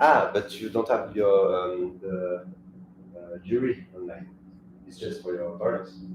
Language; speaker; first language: English; non-native, fluent; French